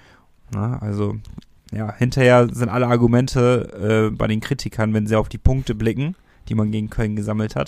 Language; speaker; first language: German; native; German